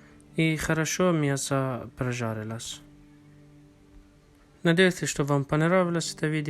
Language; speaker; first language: Russian; non-native, fluent; Persian